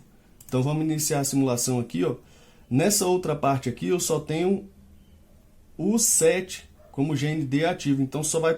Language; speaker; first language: Portuguese; native; Portuguese